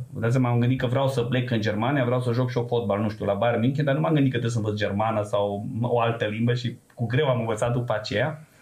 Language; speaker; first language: Romanian; non-native, local second language; Serbian